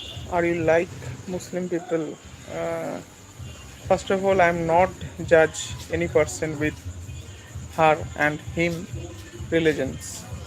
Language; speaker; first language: English; non-native, local second language; Bangla